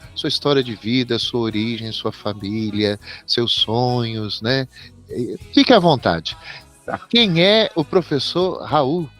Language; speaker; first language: Portuguese; native; Portuguese